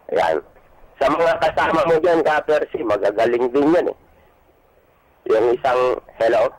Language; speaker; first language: Filipino; native; Filipino